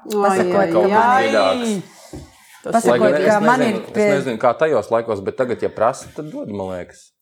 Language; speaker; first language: Latvian; native; Latvian